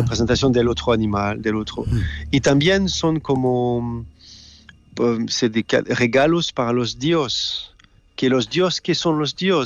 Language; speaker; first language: Spanish; non-native, fluent; French